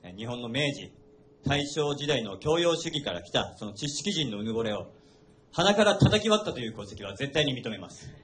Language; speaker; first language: Japanese; native; Japanese